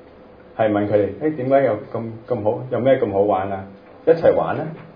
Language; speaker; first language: Cantonese; early bilingual, other home language; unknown